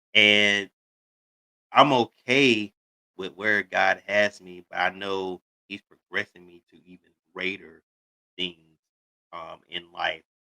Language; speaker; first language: English; native; English